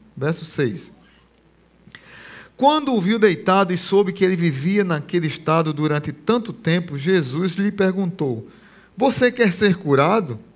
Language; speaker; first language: Portuguese; native; Portuguese